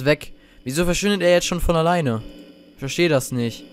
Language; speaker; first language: German; native; German